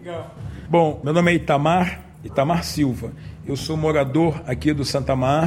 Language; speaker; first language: Portuguese; native; Portuguese